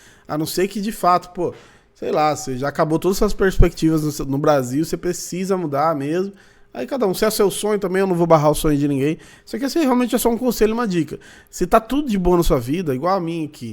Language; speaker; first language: Portuguese; native; Portuguese